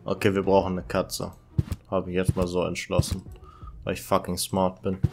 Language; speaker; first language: German; native; German